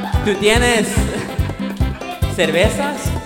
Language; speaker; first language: Spanish; non-native, learner; English